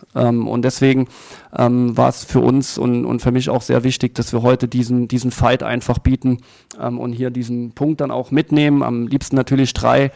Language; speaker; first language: German; native; German